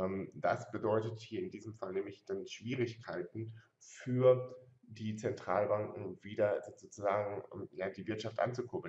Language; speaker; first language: German; native; German